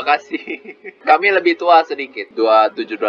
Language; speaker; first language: Indonesian; non-native, fluent; Korean